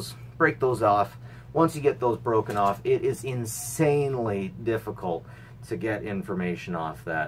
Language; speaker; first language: English; native; English